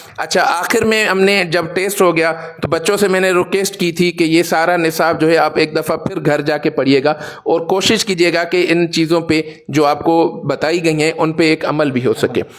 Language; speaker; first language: Urdu; non-native, local second language; Sindhi